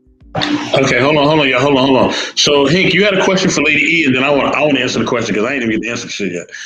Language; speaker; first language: English; native; English